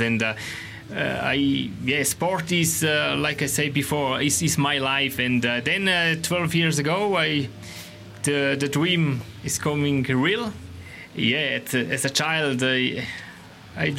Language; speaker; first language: English; non-native, learner; Romansh